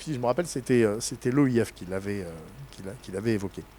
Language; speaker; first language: French; native; French